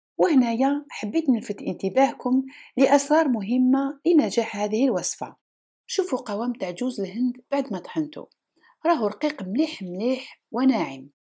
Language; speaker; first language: Arabic; native; Arabic